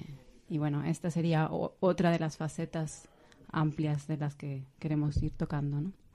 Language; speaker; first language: Spanish; native; Spanish